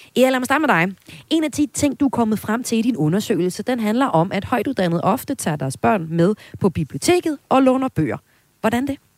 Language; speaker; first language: Danish; native; Danish